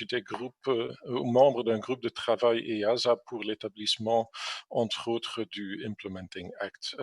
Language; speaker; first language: French; non-native, fluent; English